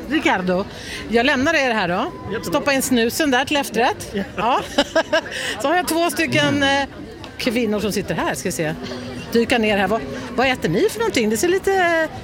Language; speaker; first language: Swedish; native; Swedish